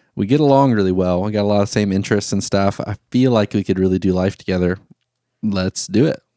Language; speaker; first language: English; native; English